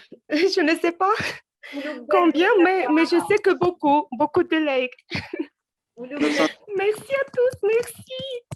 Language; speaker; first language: French; non-native, learner; Uzbek